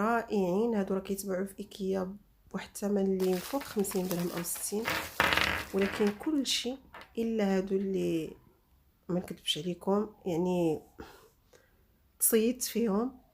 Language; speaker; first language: Arabic; native; Arabic